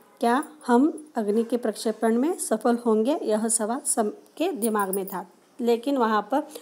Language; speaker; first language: Hindi; non-native, local second language; Marathi